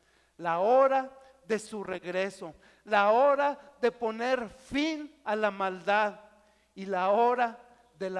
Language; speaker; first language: Spanish; native; Spanish